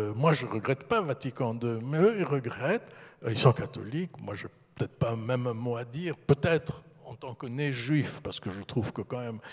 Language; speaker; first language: French; early bilingual, heritage; French